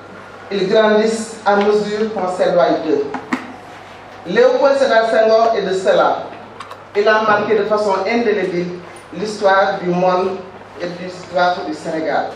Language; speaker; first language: French; non-native, local second language; Wolof